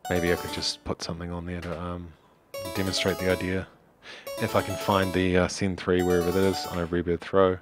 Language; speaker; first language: English; native; English